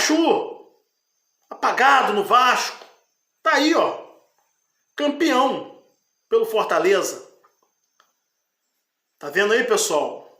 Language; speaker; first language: Portuguese; native; Portuguese